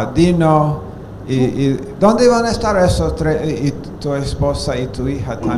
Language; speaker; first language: Spanish; non-native, fluent; English